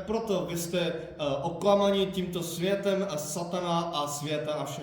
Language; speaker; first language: Czech; non-native, fluent; Korean